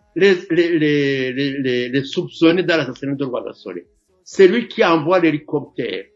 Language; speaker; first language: French; non-native, local second language; Rundi